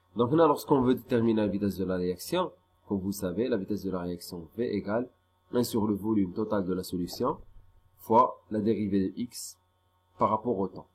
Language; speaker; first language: French; non-native, local second language; Arabic